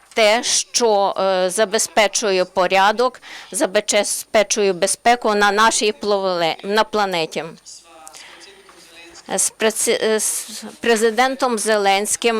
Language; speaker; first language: Ukrainian; non-native, learner; Slovenian